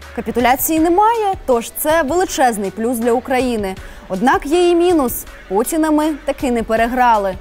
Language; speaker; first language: Ukrainian; native; Ukrainian